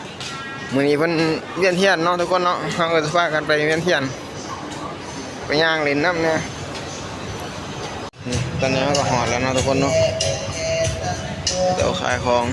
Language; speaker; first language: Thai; non-native, local second language; Lao